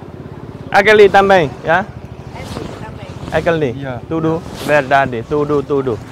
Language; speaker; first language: Portuguese; non-native, learner; Vietnamese